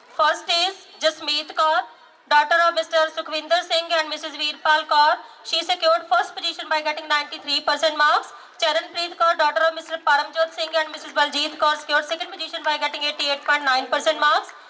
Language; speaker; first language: English; non-native, local second language; Punjabi